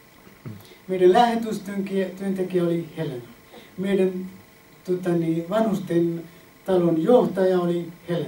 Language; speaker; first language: Finnish; non-native, fluent; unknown